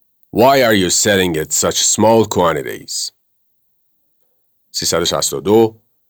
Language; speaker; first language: English; non-native, fluent; Persian